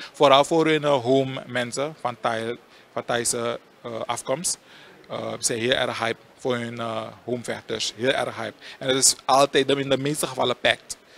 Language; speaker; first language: Dutch; native; Dutch